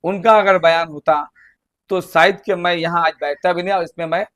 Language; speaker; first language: Hindi; non-native, local second language; Bangla